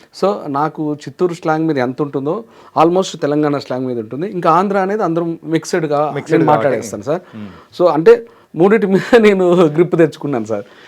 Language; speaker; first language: Telugu; native; Telugu